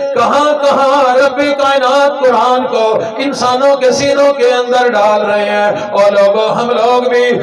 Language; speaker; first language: Urdu; non-native, local second language; Saraiki